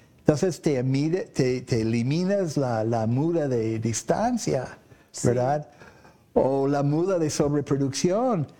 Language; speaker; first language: Spanish; non-native, fluent; English